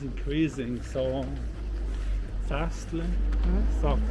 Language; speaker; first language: English; non-native, local second language; Albanian